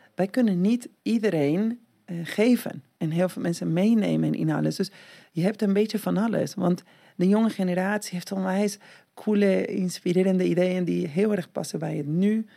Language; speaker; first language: Dutch; non-native, fluent; Spanish